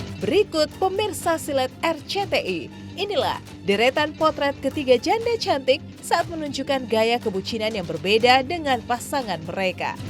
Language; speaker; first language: Indonesian; native; Indonesian